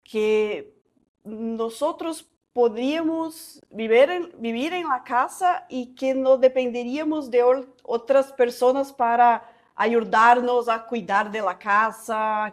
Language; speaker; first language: Spanish; non-native, fluent; Portuguese